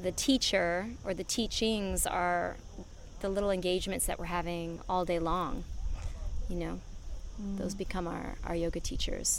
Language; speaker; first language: English; native; English